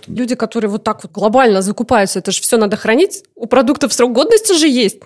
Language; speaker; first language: Russian; native; Russian